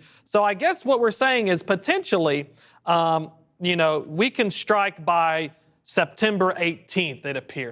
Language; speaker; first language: English; native; English